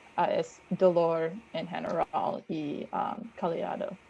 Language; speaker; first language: Spanish; non-native, learner; English